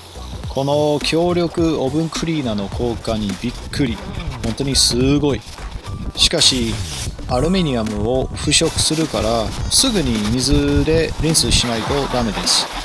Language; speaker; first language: Japanese; non-native, fluent; English